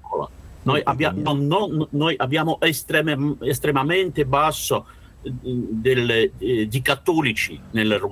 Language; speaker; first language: Italian; non-native, learner; Russian